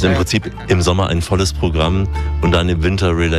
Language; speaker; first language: German; native; German